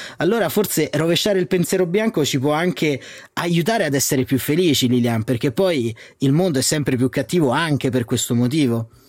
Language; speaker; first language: Italian; native; Italian